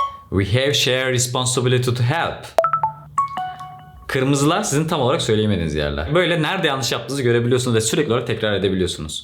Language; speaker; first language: Turkish; native; Turkish